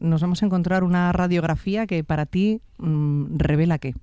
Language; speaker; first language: Spanish; native; Spanish